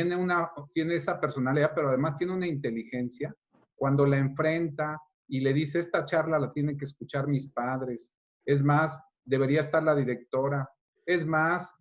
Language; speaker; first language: Spanish; native; Spanish